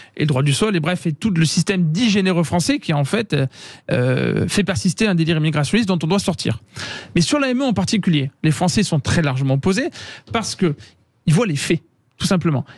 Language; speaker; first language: French; native; French